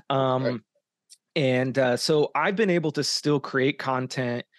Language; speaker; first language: English; native; English